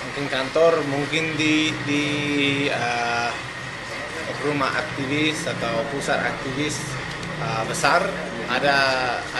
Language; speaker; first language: Indonesian; non-native, learner; English